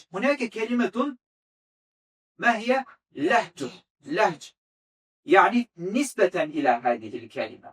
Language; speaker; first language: Arabic; non-native, fluent; Azerbaijani